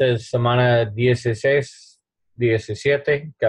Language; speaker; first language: Spanish; non-native, learner; English